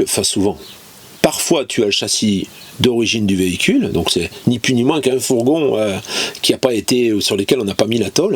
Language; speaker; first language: French; native; French